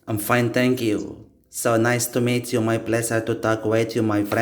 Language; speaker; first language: English; non-native, learner; Indonesian